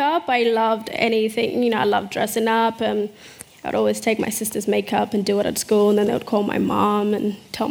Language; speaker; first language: English; early bilingual, other home language; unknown